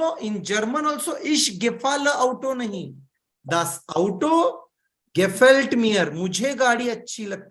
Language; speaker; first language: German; non-native, fluent; Hindi